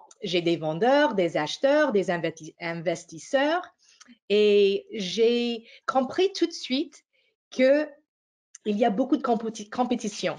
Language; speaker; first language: French; non-native, fluent; English